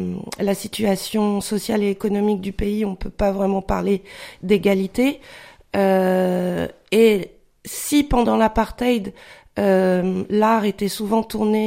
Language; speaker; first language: French; native; French